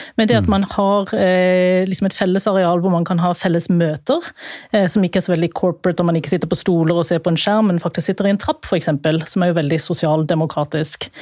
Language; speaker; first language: Norwegian; native; Norwegian